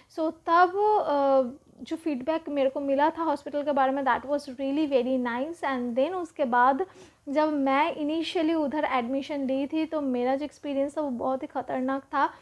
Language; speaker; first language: Hindi; non-native, local second language; Bangla